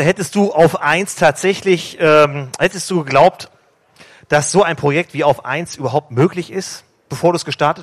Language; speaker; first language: German; native; German